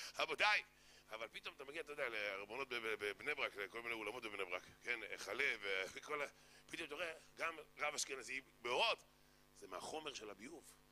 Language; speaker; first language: Hebrew; native; Hebrew